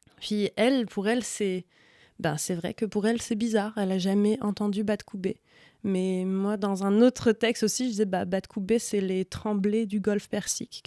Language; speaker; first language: French; native; French